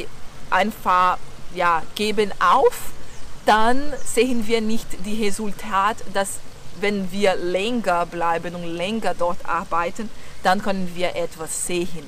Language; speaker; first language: German; non-native, learner; Portuguese